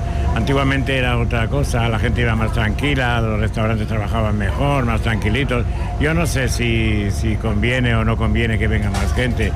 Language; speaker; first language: Spanish; native; Spanish